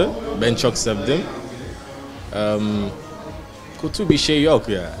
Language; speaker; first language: Turkish; non-native, learner; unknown